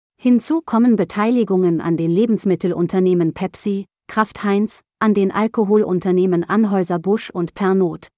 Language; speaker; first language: German; native; German